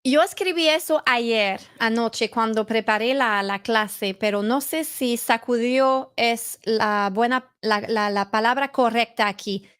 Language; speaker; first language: Spanish; non-native, learner; English